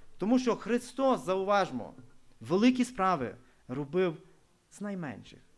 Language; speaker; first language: Ukrainian; non-native, local second language; Russian